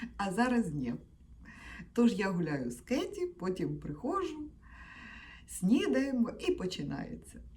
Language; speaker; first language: Ukrainian; non-native, local second language; Russian